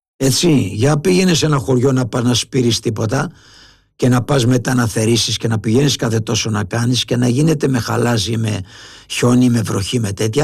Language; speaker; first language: Greek; native; Greek